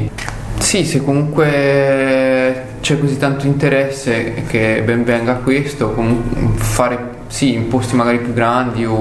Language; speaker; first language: Italian; native; Italian